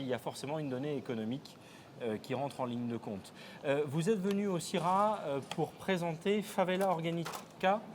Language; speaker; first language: French; native; French